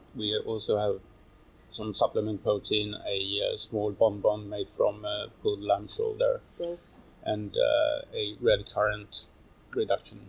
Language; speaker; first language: English; non-native, fluent; Swedish